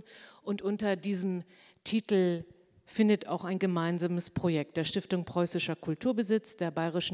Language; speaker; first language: German; native; German